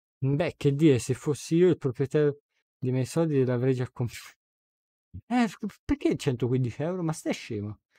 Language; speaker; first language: Italian; native; Italian